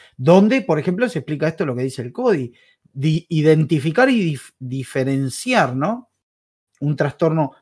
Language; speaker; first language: Spanish; native; Spanish